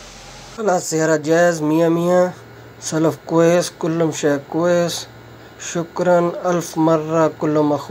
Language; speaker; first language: Arabic; non-native, learner; Urdu